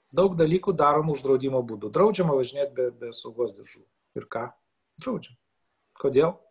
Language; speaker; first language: Lithuanian; native; Lithuanian